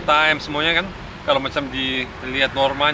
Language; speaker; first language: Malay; early bilingual, other home language; German